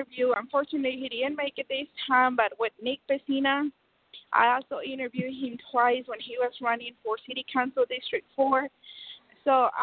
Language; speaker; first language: English; non-native, fluent; Spanish